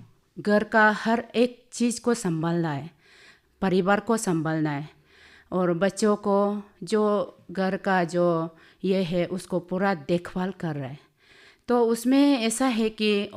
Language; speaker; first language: Hindi; non-native, local second language; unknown